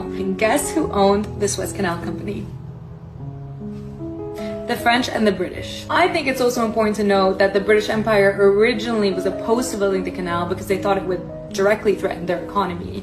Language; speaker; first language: English; native; English